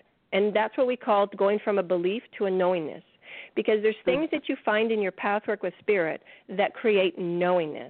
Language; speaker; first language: English; native; English